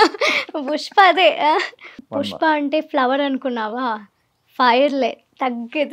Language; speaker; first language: Telugu; non-native, learner; Malayalam